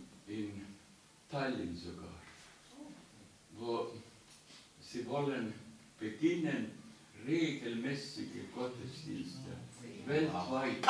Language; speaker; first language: German; non-native, learner; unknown